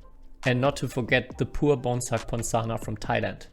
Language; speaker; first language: English; non-native, fluent; German